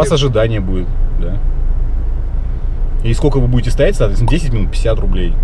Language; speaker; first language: Russian; native; Russian